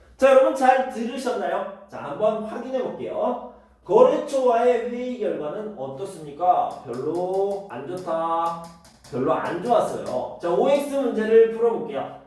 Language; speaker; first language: Korean; native; Korean